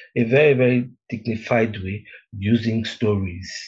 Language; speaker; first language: English; native; English